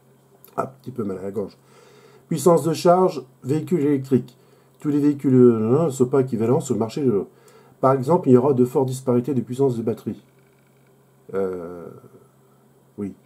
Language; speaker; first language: French; native; French